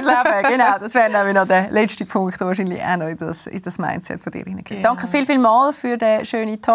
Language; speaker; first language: German; native; German